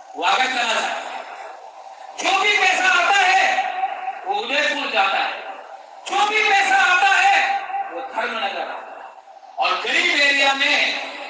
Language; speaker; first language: Hindi; non-native, local second language; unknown